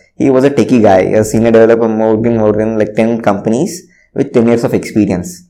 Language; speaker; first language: English; non-native, local second language; Telugu